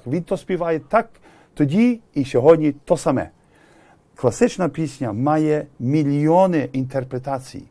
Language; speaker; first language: Ukrainian; early bilingual, heritage; English